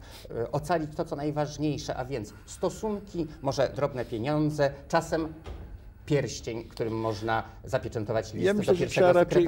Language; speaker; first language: Polish; native; Polish